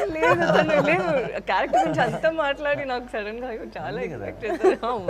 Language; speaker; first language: Telugu; non-native, fluent; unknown